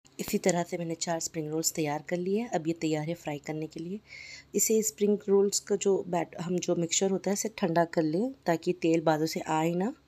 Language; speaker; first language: Hindi; non-native, local second language; Urdu